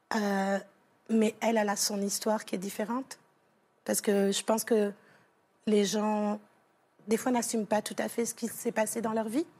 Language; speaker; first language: French; native; French